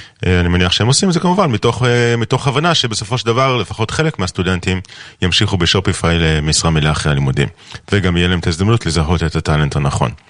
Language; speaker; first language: Hebrew; native; Hebrew